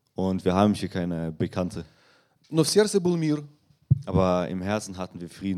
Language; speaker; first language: German; non-native, fluent; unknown